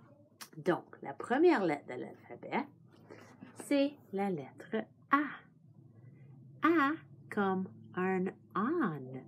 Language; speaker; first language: French; non-native, fluent; English